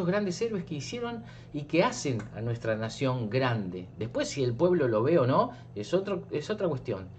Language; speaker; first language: Spanish; native; Spanish